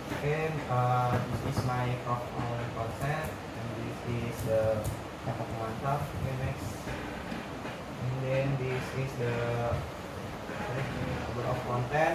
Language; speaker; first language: English; non-native, learner; Indonesian